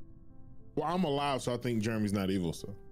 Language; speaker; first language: English; native; English